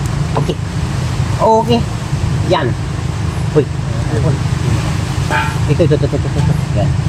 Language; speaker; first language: Filipino; native; Filipino